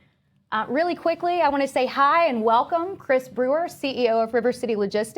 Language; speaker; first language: English; native; English